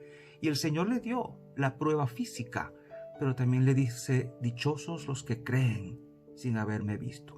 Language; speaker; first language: Spanish; native; Spanish